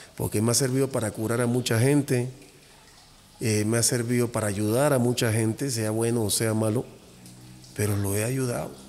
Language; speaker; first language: Spanish; native; Spanish